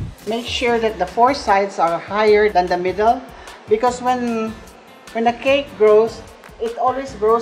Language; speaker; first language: English; non-native, local second language; Cebuano